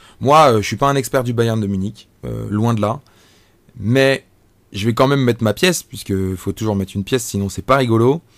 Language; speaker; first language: French; native; French